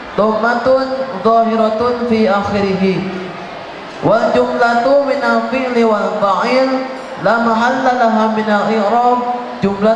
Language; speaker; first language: Arabic; non-native, learner; Sundanese